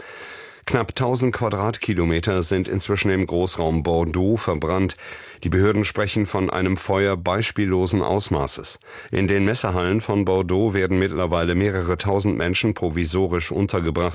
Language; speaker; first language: German; native; German